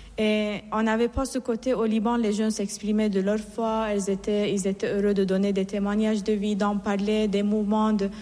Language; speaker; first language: French; non-native, fluent; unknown